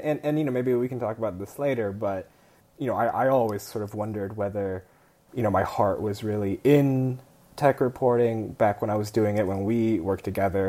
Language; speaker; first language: English; early bilingual, other home language; Chinese